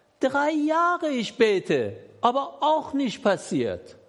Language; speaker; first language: German; non-native, learner; Persian